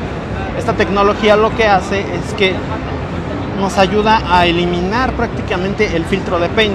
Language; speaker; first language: Spanish; native; Spanish